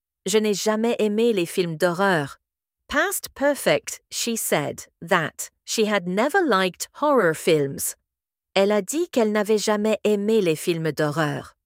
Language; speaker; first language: French; native; French